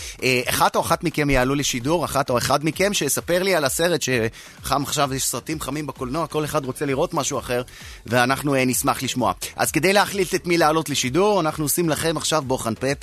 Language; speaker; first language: Hebrew; native; Hebrew